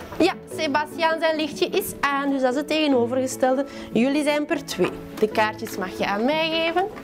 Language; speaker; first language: Dutch; native; Dutch